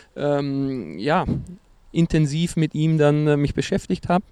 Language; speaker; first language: German; non-native, fluent; Portuguese